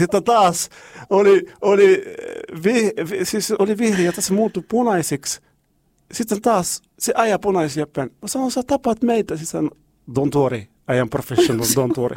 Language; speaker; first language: Finnish; non-native, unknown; Arabic